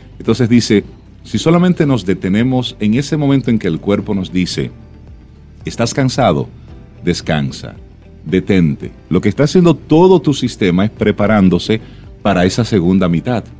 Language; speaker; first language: Spanish; native; Spanish